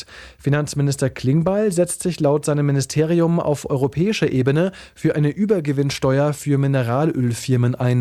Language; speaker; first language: German; native; German